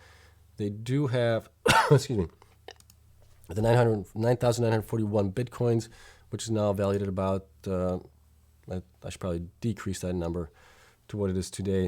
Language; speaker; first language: English; native; English